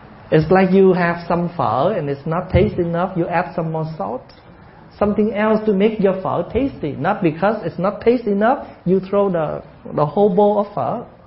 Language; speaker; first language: English; early bilingual, other home language; Vietnamese